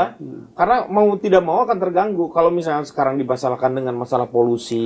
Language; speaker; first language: Indonesian; native; Indonesian